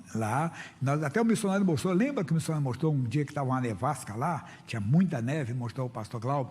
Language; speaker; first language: Portuguese; native; Portuguese